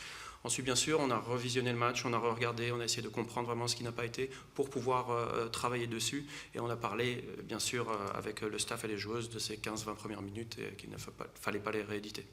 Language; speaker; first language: French; native; French